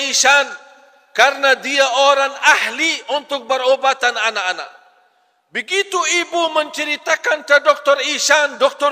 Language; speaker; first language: Malay; non-native, fluent; Arabic